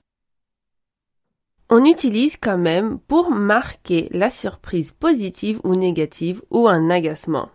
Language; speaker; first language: French; native; French